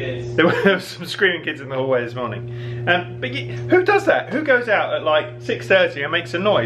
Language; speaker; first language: English; native; English